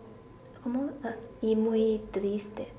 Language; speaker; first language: Spanish; non-native, learner; Chinese